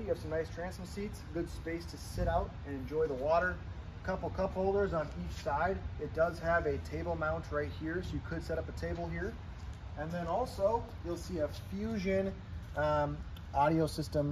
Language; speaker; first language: English; native; English